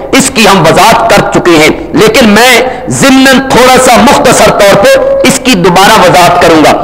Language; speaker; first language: Urdu; non-native, local second language; Punjabi